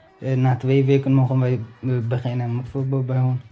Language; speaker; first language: Dutch; non-native, learner; Tigrinya